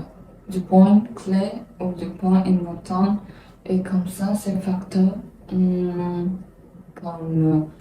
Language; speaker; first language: French; non-native, learner; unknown